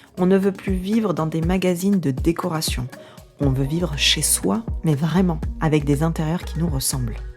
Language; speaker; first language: French; native; French